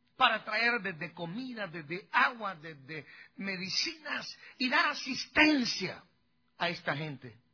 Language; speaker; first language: Spanish; native; Spanish